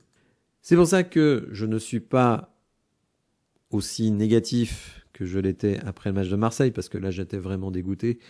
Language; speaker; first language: French; native; French